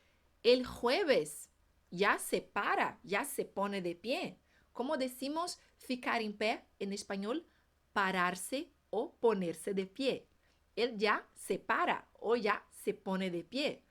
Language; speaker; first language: Spanish; non-native, fluent; Portuguese